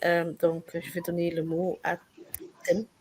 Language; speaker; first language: French; non-native, learner; Dutch